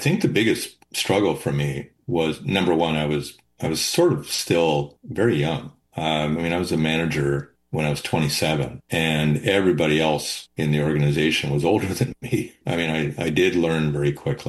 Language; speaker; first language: English; native; English